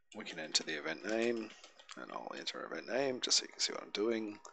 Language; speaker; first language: English; native; English